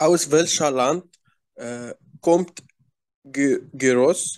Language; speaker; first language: German; non-native, learner; Arabic